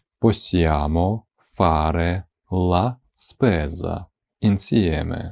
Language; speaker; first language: Italian; non-native, fluent; Ukrainian